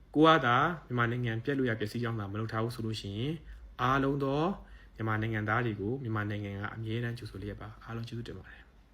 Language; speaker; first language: Burmese; native; Burmese